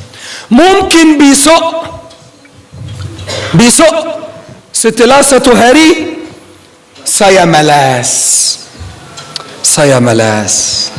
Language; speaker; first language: Indonesian; non-native, learner; Arabic